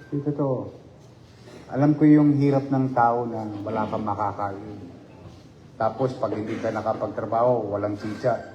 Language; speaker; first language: Filipino; native; Filipino